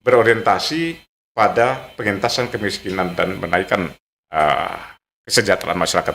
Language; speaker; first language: Indonesian; native; Indonesian